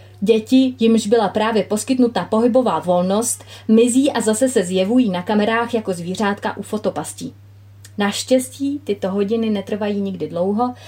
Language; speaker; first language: Czech; native; Czech